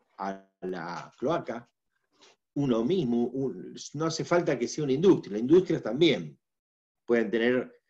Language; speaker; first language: Spanish; native; Spanish